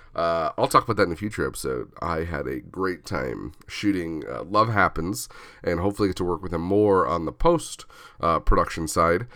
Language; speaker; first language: English; native; English